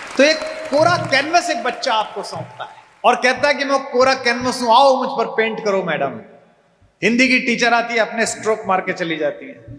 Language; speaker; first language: Hindi; native; Hindi